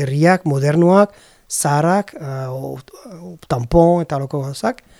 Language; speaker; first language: Basque; non-native, learner; French